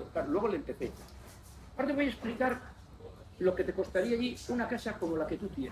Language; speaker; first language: Spanish; native; Spanish